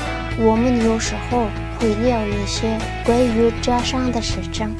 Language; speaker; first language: Chinese; non-native, local second language; Uyghur